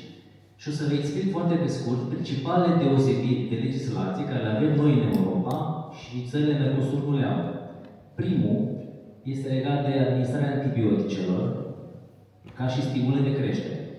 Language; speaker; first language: Romanian; native; Romanian